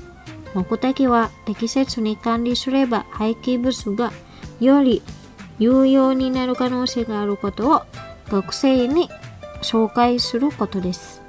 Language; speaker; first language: Japanese; non-native, fluent; Indonesian